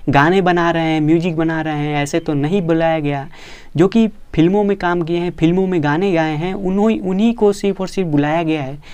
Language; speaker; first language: Hindi; native; Hindi